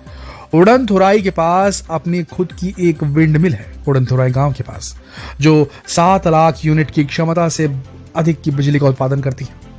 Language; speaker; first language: Hindi; native; Hindi